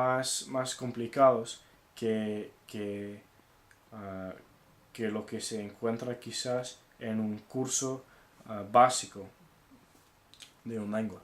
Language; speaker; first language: Spanish; non-native, fluent; English